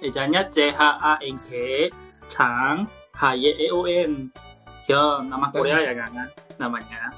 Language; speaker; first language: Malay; non-native, fluent; Korean